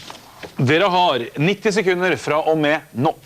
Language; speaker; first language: Norwegian; native; Norwegian